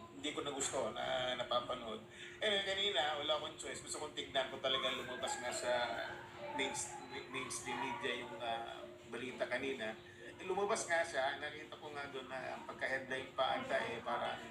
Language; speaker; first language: Filipino; non-native, local second language; Cebuano